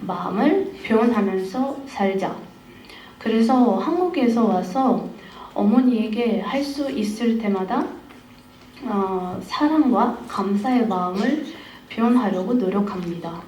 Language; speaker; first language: Korean; non-native, fluent; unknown